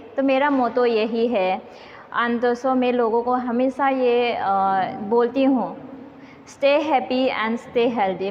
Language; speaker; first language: Hindi; non-native, local second language; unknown